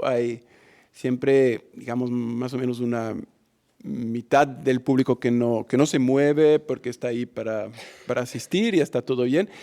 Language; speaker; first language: Spanish; non-native, fluent; German